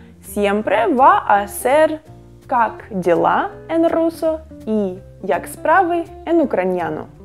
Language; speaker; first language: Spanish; non-native, fluent; Russian